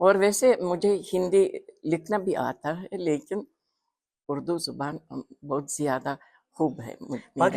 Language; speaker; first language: Hindi; non-native, fluent; Uzbek